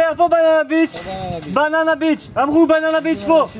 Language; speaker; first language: Hebrew; non-native, learner; French